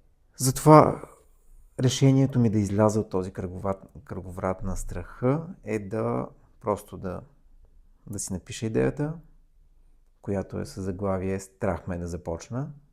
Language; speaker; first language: Bulgarian; native; Bulgarian